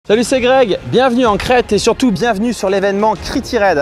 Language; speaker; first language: French; native; French